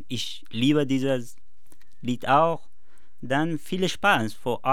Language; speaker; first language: German; non-native, learner; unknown